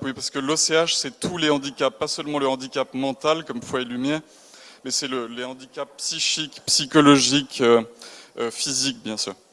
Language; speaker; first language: French; native; French